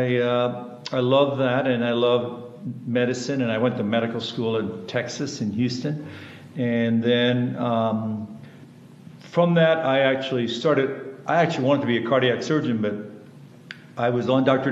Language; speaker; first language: English; early bilingual, other home language; German